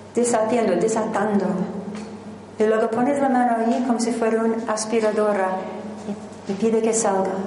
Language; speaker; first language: Spanish; non-native, fluent; English